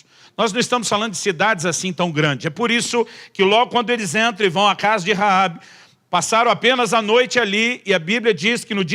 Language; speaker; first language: Portuguese; native; Portuguese